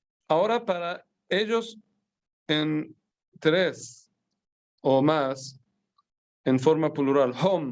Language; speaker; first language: Spanish; non-native, fluent; Persian